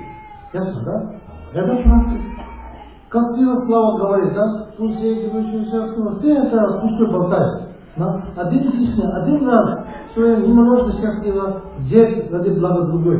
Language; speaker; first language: Russian; non-native, learner; Tibetan